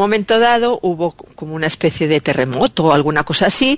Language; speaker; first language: Spanish; native; Spanish